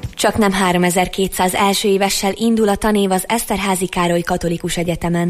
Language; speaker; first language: Hungarian; native; Hungarian